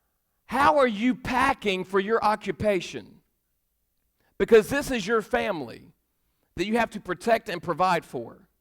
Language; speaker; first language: English; native; English